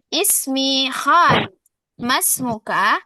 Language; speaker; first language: Arabic; non-native, learner; Indonesian